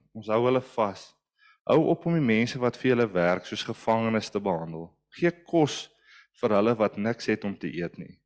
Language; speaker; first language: Afrikaans; non-native, local second language; English